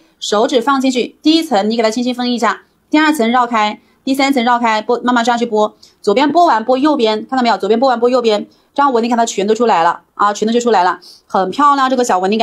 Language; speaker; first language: Chinese; native; Chinese